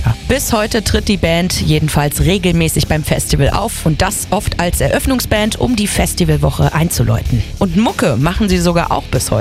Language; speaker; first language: German; native; German